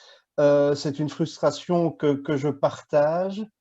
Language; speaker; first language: French; native; French